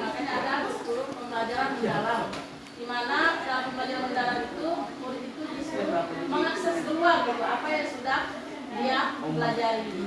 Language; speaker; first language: Indonesian; native; Indonesian